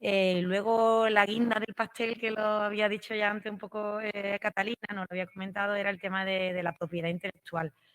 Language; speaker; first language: Spanish; native; Spanish